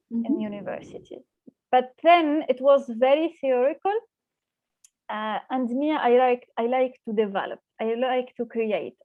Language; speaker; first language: English; non-native, fluent; Arabic